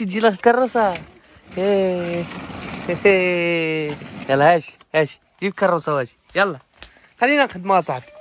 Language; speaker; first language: Arabic; native; Arabic